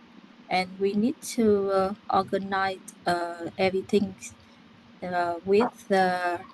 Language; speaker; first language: English; non-native, learner; Vietnamese